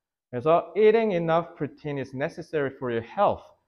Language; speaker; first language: English; non-native, fluent; Korean